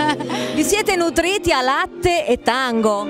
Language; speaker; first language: Italian; native; Italian